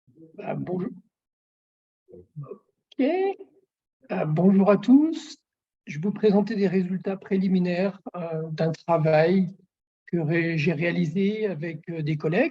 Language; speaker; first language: French; native; French